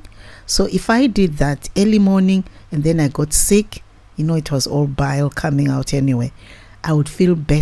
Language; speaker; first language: English; non-native, local second language; Shona